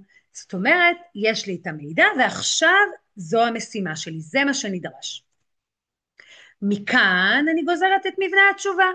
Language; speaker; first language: Hebrew; native; Hebrew